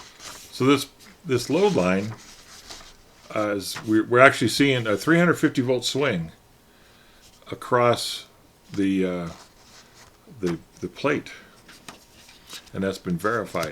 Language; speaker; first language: English; native; English